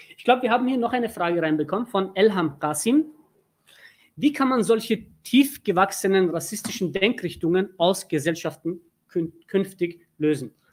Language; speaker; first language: German; early bilingual, other home language; Turkish